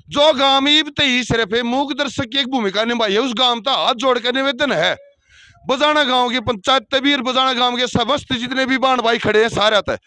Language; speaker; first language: Hindi; native; Hindi